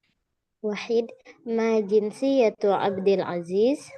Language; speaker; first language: Arabic; non-native, learner; Indonesian